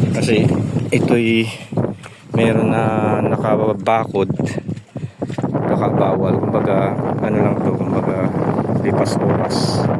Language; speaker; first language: Filipino; non-native, local second language; Pampanga